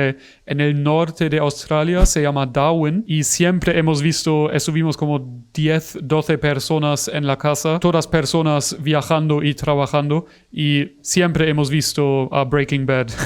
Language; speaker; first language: Spanish; non-native, fluent; German